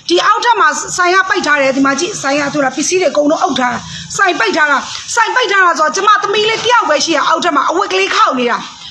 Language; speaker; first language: Burmese; non-native, local second language; Shan